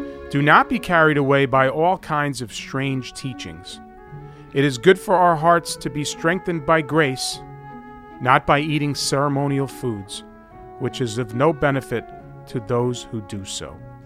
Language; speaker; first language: English; native; English